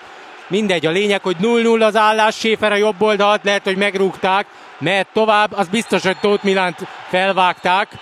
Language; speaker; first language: Hungarian; native; Hungarian